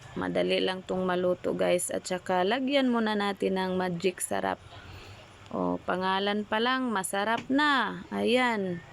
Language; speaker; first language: Filipino; non-native, local second language; Cebuano